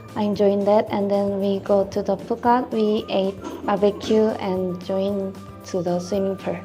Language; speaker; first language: English; non-native, learner; Korean